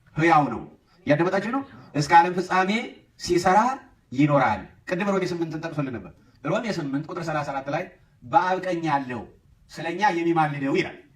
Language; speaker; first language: Amharic; native; Amharic